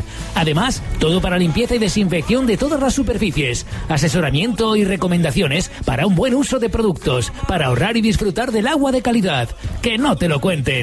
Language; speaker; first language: Spanish; native; Spanish